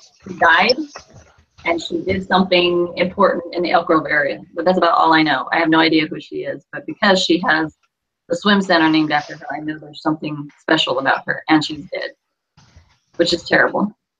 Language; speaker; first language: English; native; English